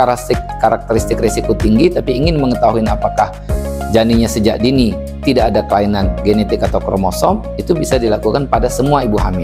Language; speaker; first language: Indonesian; native; Indonesian